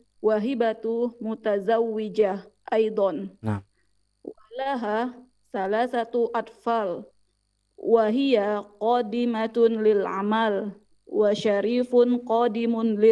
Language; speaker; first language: Arabic; non-native, learner; Indonesian